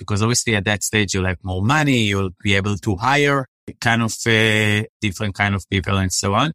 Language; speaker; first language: English; non-native, fluent; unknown